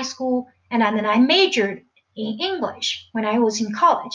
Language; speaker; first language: English; non-native, fluent; Chinese